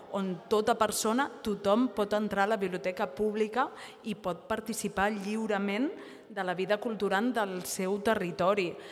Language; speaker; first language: Catalan; native; Catalan